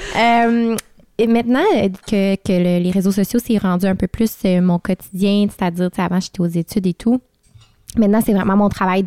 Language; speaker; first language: French; native; French